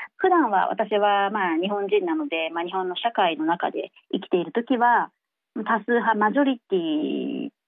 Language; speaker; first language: Japanese; native; Japanese